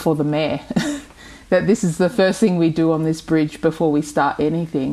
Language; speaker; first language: English; native; English